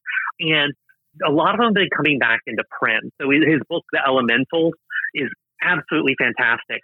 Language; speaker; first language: English; native; English